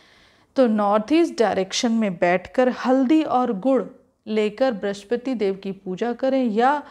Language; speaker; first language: Hindi; native; Hindi